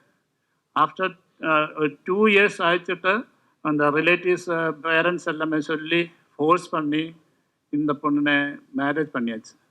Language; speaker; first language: Tamil; non-native, local second language; Malayalam